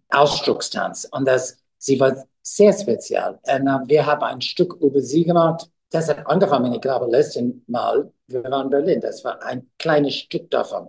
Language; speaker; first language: German; non-native, learner; English